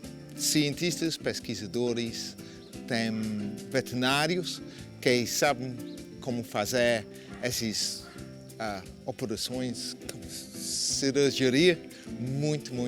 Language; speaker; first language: Portuguese; non-native, fluent; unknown